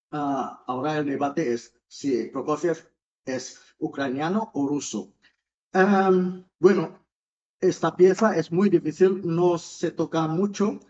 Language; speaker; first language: Spanish; non-native, fluent; Indonesian